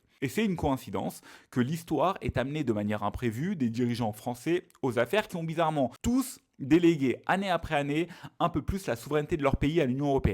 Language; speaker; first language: French; native; French